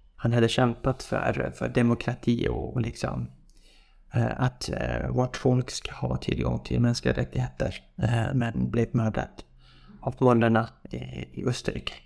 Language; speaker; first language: Swedish; non-native, fluent; Kurdish